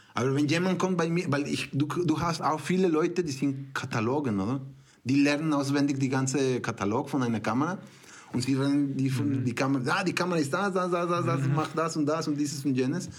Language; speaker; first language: German; non-native, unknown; Spanish